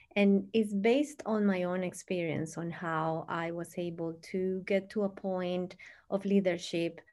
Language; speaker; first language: English; non-native, fluent; Spanish